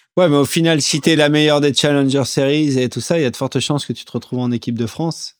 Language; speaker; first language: French; native; French